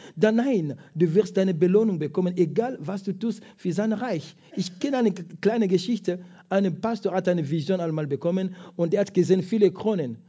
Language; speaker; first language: German; non-native, fluent; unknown